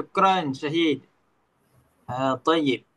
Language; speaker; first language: Arabic; non-native, learner; Malay